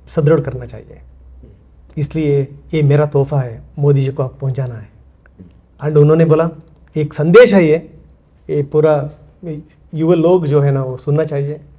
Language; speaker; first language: Hindi; non-native, local second language; Kannada